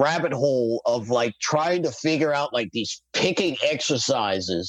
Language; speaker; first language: English; native; English